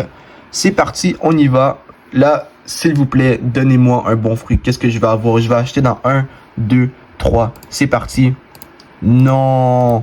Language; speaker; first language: French; native; French